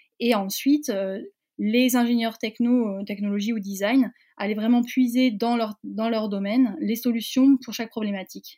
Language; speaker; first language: French; native; French